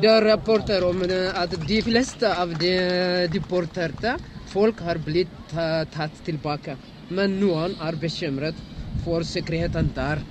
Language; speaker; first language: Norwegian; non-native, learner; Amharic